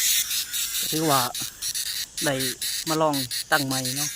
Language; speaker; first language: Thai; non-native, local second language; Northeastern Thai